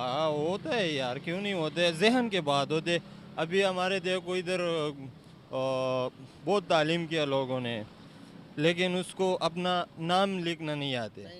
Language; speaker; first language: Hindi; non-native, local second language; Pashto